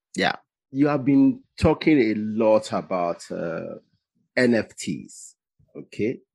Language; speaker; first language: English; non-native, local second language; Igbo